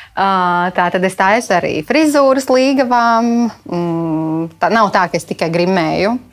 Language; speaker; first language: Latvian; native; Latvian